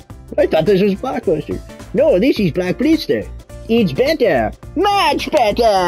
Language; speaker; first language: English; native; English